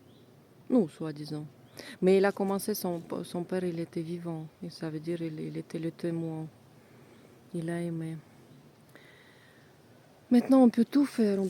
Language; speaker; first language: French; non-native, learner; Russian